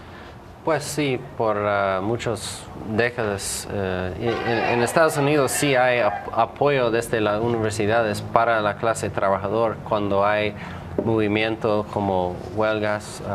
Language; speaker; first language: Spanish; non-native, fluent; English